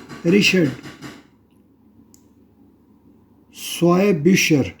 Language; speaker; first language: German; non-native, fluent; Urdu